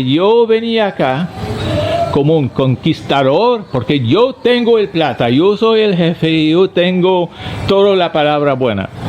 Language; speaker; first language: Spanish; non-native, learner; French